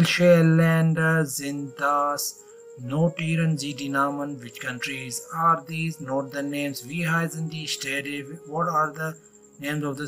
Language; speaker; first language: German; non-native, fluent; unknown